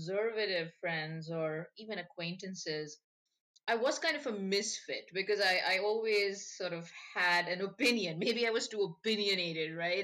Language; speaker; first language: English; non-native, local second language; Bangla